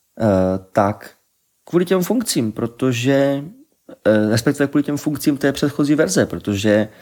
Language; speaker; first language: Czech; native; Czech